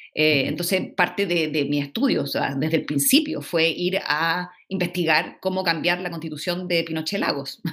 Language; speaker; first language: Spanish; native; Spanish